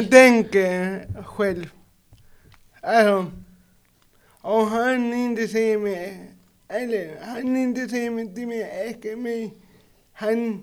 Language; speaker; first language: Swedish; non-native, learner; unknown